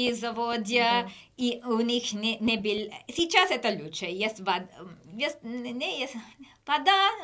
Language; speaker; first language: Russian; non-native, learner; English